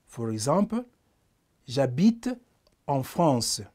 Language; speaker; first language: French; non-native, fluent; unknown